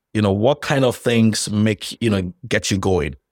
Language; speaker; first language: English; non-native, local second language; Yoruba